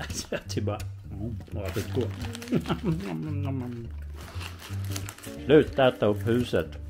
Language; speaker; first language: Swedish; native; Swedish